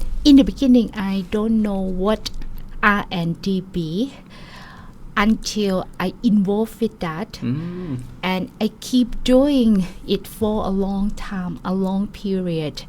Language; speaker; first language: English; non-native, learner; Thai